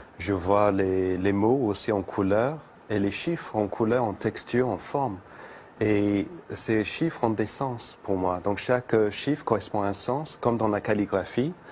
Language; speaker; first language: French; non-native, fluent; English